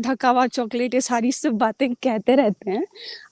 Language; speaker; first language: Hindi; native; Hindi